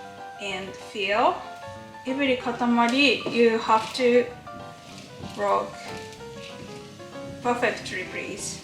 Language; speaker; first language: English; non-native, learner; Japanese